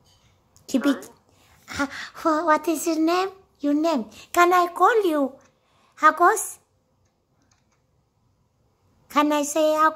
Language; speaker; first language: English; non-native, learner; Amharic